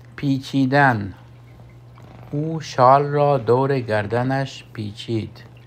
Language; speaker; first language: Persian; non-native, fluent; Urdu